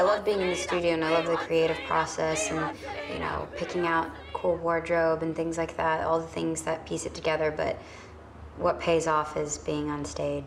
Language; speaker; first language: English; native; English